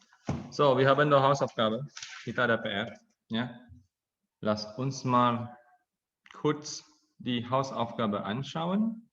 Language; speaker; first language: German; non-native, fluent; Indonesian